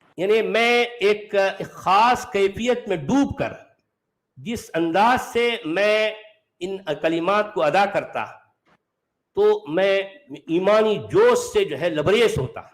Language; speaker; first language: Urdu; native; Urdu